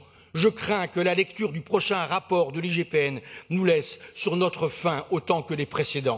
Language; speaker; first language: French; native; French